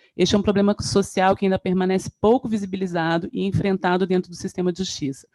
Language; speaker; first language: Portuguese; native; Portuguese